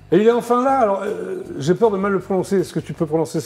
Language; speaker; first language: French; native; French